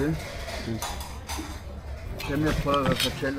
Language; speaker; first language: Danish; native; Danish